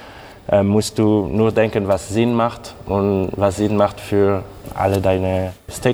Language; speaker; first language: German; non-native, local second language; French